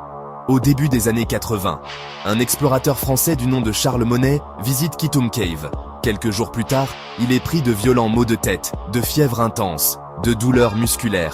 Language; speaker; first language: French; native; French